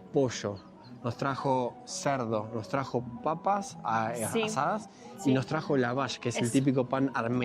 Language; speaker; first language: Spanish; native; Spanish